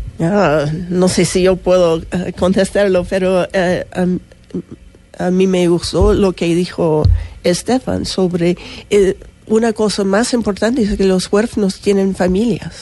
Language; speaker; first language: Spanish; non-native, learner; English